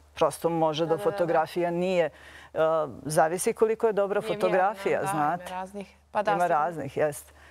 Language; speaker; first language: Croatian; native; Croatian